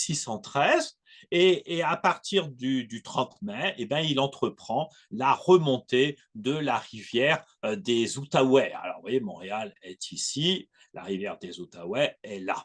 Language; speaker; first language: French; native; French